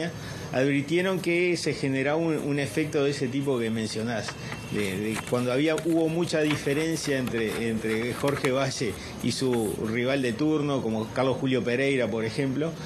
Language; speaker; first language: Spanish; native; Spanish